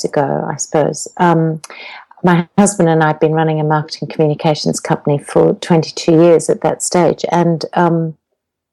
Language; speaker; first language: English; native; English